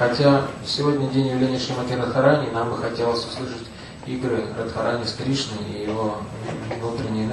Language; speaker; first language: Russian; native; Russian